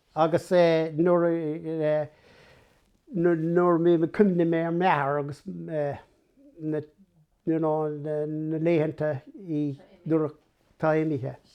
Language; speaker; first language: Irish; non-native, local second language; English